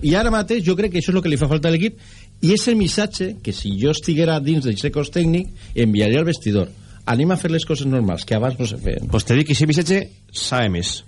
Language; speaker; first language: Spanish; non-native, local second language; Catalan